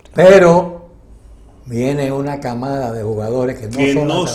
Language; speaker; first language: Spanish; native; Spanish